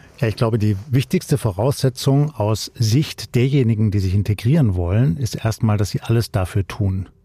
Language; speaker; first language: German; native; German